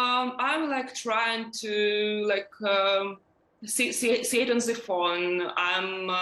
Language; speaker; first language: English; non-native, learner; Ukrainian